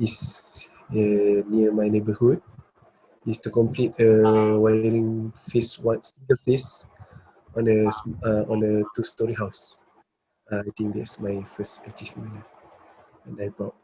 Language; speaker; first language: English; non-native, learner; Malay